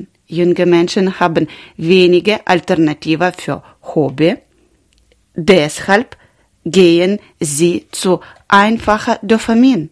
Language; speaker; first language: German; non-native, learner; Ukrainian